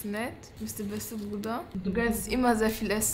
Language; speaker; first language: German; early bilingual, other home language; Persian